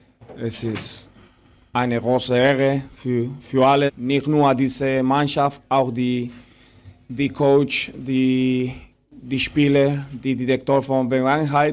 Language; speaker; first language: German; non-native, fluent; Spanish